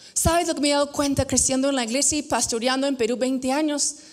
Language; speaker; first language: Spanish; non-native, fluent; English